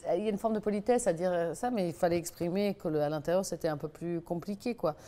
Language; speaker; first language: French; native; French